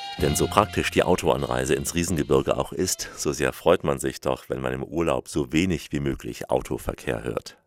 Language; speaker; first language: German; native; German